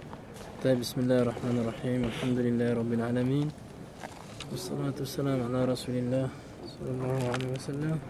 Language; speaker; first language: Arabic; non-native, fluent; French